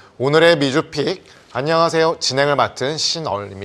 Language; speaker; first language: Korean; native; Korean